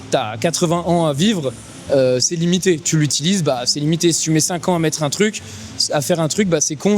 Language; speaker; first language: French; native; French